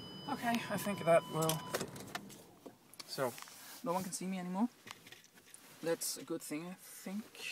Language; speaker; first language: English; non-native, learner; German